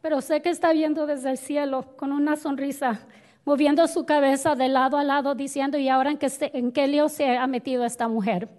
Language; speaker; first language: Spanish; early bilingual, other home language; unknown